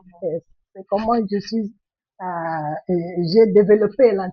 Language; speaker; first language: French; non-native, fluent; Igbo